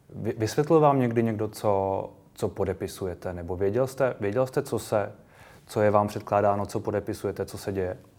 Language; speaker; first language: Czech; native; Czech